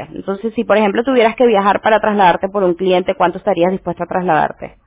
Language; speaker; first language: Spanish; non-native, fluent; English